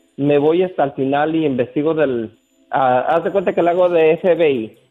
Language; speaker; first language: Spanish; native; Spanish